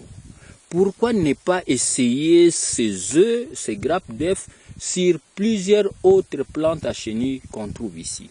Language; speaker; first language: French; non-native, local second language; Kongo